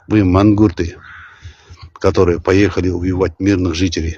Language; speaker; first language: Russian; non-native, local second language; Kazakh